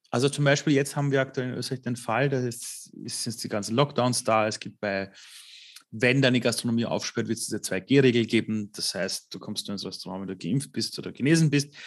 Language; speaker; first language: German; early bilingual, other home language; Persian